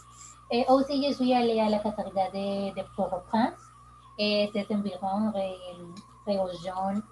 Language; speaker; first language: French; non-native, learner; Spanish